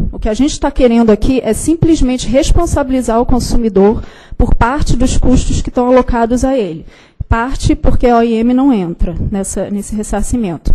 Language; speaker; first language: Portuguese; native; Portuguese